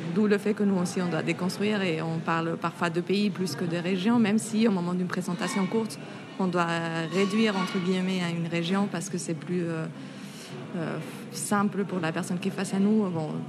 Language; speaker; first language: French; non-native, fluent; Spanish